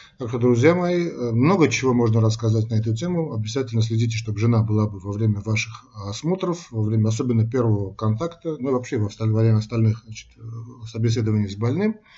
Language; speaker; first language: Russian; non-native, local second language; Armenian